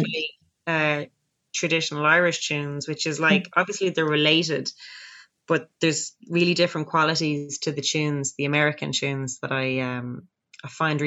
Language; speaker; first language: English; native; English